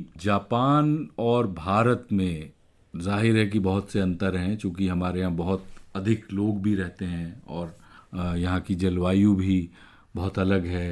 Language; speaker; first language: Hindi; native; Hindi